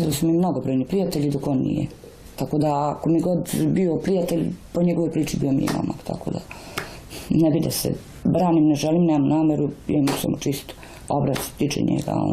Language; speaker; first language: Bosnian; native; Bosnian